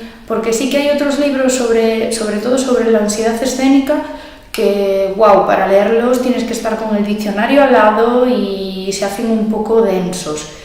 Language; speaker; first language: Spanish; native; Spanish